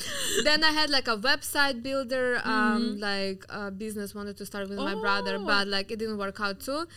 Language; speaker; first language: English; non-native, fluent; Russian